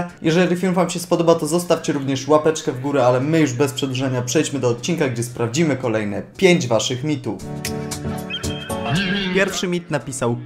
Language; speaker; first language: Polish; native; Polish